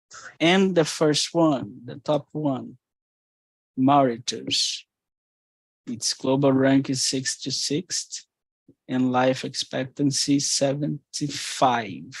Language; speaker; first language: English; non-native, fluent; Portuguese